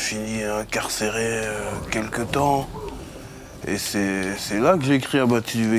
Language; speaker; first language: French; native; French